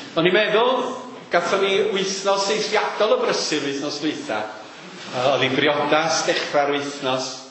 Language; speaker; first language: Welsh; native; Welsh